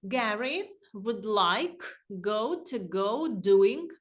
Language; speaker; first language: English; non-native, fluent; Ukrainian